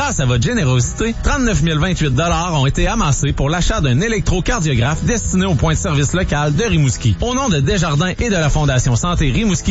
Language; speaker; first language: French; native; French